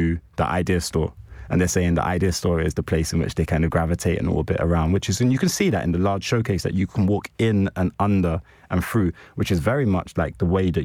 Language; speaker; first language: English; native; English